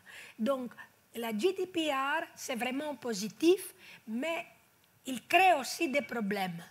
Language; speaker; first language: French; non-native, fluent; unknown